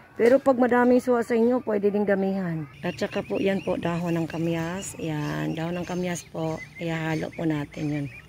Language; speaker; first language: Filipino; non-native, local second language; Cebuano